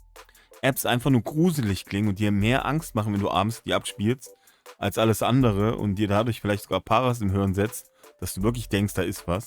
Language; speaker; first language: German; native; German